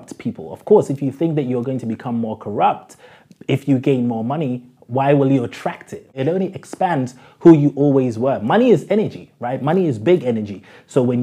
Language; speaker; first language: English; native; English